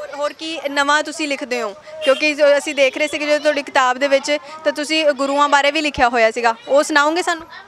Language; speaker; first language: Punjabi; native; Punjabi